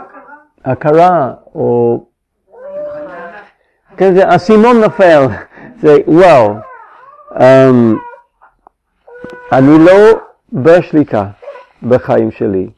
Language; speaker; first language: Hebrew; non-native, fluent; English